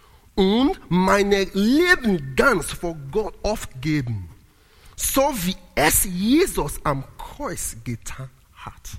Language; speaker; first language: German; non-native, learner; Italian